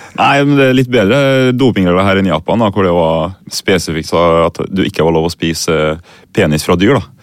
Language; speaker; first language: Norwegian; early bilingual, other home language; Swahili